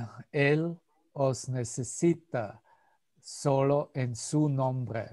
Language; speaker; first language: Spanish; non-native, fluent; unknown